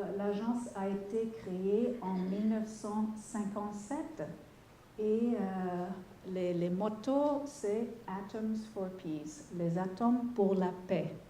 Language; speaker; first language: French; non-native, fluent; German